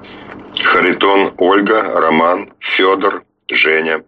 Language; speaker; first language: Russian; native; Russian